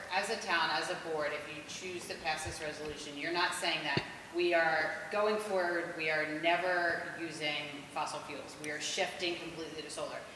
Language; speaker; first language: English; native; English